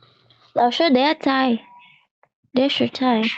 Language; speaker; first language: Chinese; non-native, learner; Indonesian